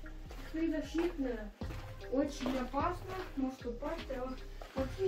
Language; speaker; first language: Russian; early bilingual, heritage; Russian